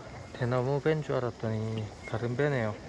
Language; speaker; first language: Korean; native; Korean